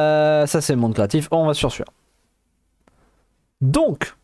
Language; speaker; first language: French; native; French